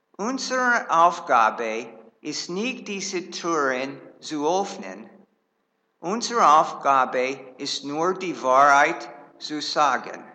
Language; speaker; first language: German; non-native, fluent; English